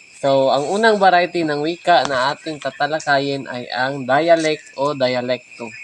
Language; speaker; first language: Filipino; non-native, local second language; Cebuano